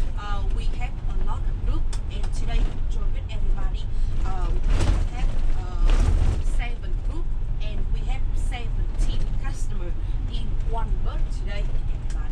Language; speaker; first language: English; non-native, learner; Vietnamese